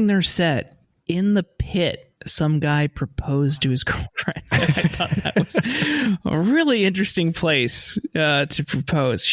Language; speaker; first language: English; native; English